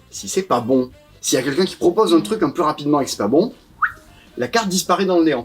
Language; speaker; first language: French; native; French